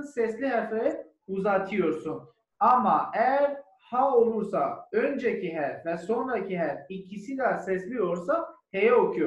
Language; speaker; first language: Turkish; non-native, learner; German